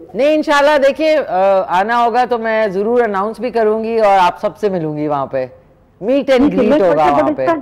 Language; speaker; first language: Urdu; native; Urdu